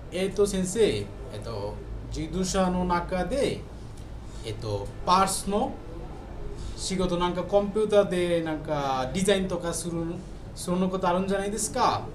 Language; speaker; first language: Japanese; non-native, learner; Bangla